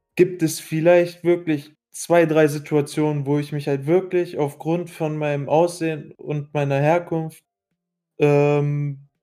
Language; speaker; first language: German; early bilingual, other home language; Arabic